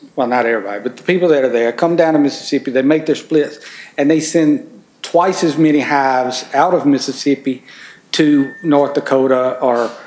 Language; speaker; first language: English; native; English